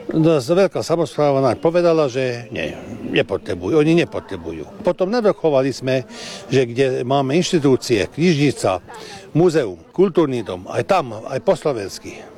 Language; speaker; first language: Slovak; non-native, local second language; Hungarian